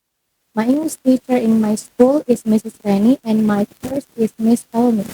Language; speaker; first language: English; non-native, learner; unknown